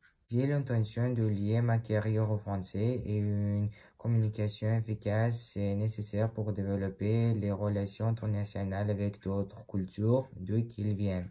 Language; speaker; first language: French; non-native, learner; Uzbek